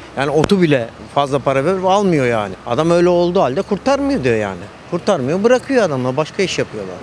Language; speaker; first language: Turkish; native; Turkish